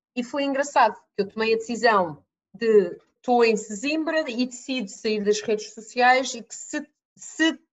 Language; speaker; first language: Portuguese; early bilingual, other home language; English